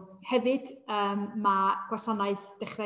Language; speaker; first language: Welsh; native; Welsh